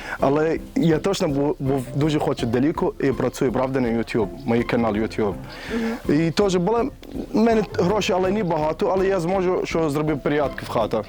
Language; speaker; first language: Ukrainian; non-native, learner; Arabic